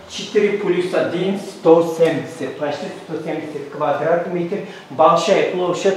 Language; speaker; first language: Russian; non-native, learner; Turkish